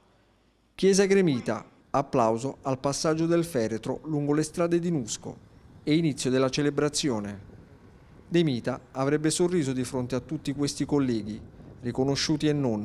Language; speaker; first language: Italian; native; Italian